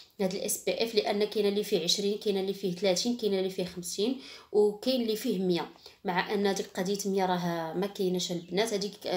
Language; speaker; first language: Arabic; native; Arabic